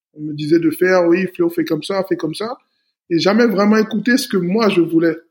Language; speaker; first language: French; native; French